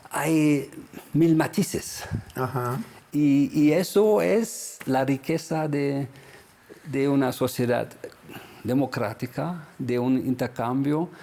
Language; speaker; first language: Spanish; non-native, fluent; German